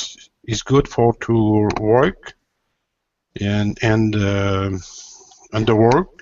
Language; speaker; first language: English; non-native, learner; French